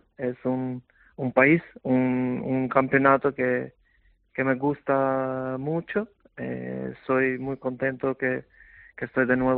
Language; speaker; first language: Spanish; non-native, fluent; Albanian